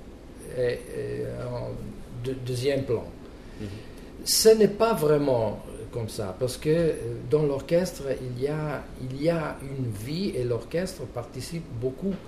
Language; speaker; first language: French; non-native, fluent; Italian